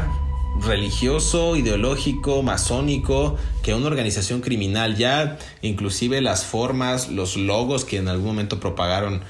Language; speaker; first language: Spanish; native; Spanish